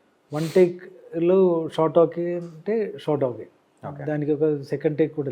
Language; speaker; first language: Telugu; non-native, learner; Malayalam